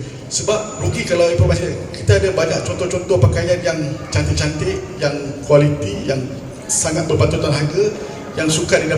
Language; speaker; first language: Malay; native; Malay